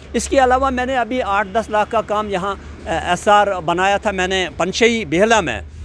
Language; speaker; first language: Hindi; native; Hindi